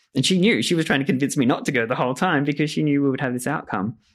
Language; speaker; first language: English; native; English